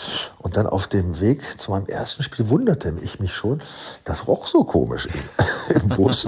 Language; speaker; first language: German; native; German